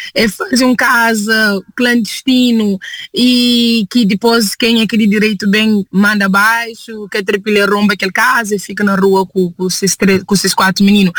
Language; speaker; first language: Portuguese; non-native, local second language; Kabuverdianu